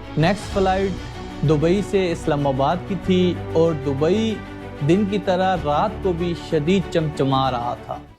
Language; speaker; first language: Urdu; native; Urdu